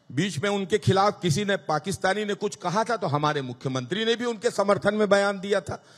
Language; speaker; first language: Hindi; native; Hindi